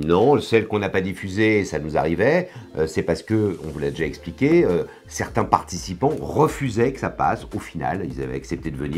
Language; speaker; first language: French; native; French